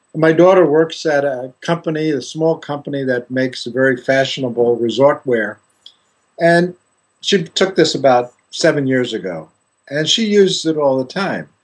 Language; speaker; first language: English; non-native, fluent; Greek